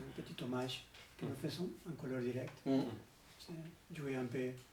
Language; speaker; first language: French; non-native, learner; Spanish